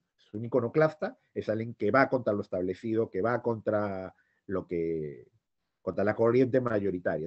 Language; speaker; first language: Spanish; native; Spanish